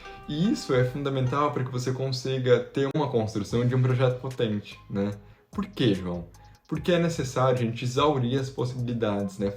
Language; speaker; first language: Portuguese; native; Portuguese